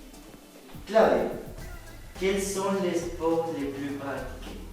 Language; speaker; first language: French; non-native, learner; Spanish